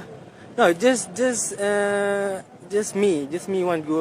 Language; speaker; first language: English; non-native, learner; Malay